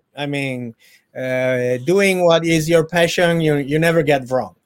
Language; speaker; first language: English; non-native, fluent; Italian